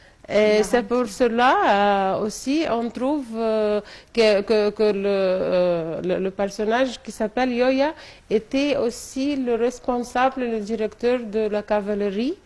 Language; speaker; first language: French; non-native, fluent; Arabic